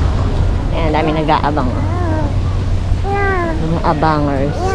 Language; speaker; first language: Filipino; native; Filipino